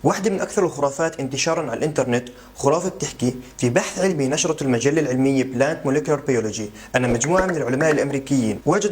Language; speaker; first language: Arabic; native; Arabic